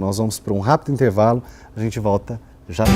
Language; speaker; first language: Portuguese; native; Portuguese